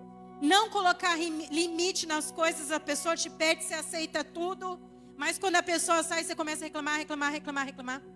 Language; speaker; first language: Portuguese; native; Portuguese